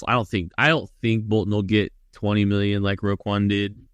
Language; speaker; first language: English; native; English